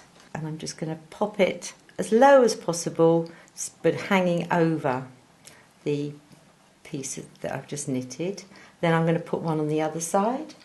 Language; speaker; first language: English; native; English